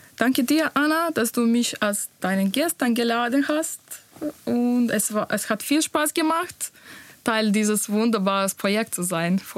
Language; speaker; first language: German; non-native, learner; Bosnian